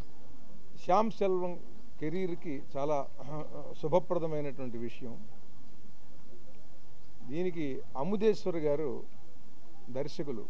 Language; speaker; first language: Telugu; native; Telugu